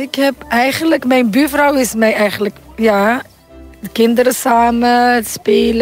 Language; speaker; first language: Dutch; non-native, learner; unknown